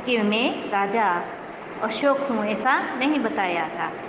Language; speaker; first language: Hindi; non-native, local second language; Gujarati